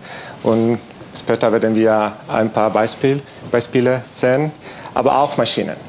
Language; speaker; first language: German; non-native, learner; Spanish